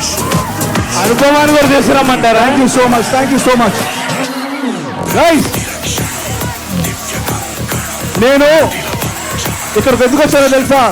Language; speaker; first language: Telugu; native; Telugu